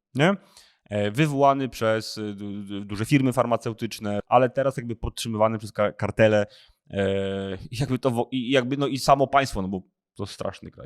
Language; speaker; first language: Polish; native; Polish